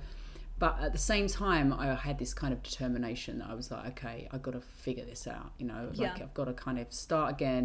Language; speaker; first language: English; native; English